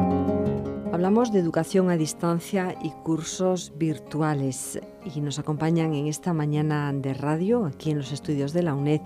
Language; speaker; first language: Spanish; native; Spanish